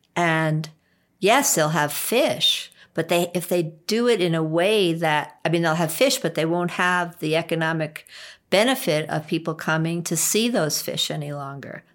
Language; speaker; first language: English; native; English